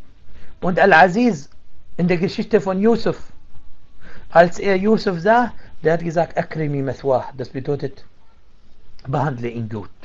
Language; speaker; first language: German; non-native, fluent; Arabic